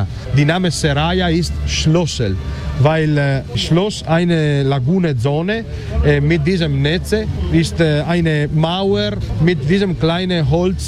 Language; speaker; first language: German; non-native, learner; Italian